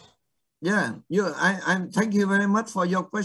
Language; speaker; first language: English; non-native, fluent; Vietnamese